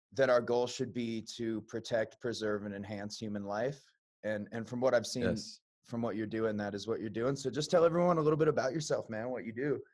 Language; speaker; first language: English; native; English